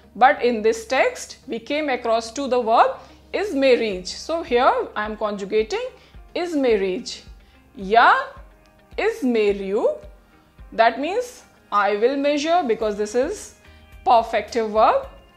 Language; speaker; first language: English; non-native, local second language; Hindi